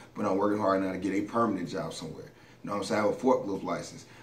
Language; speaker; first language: English; native; English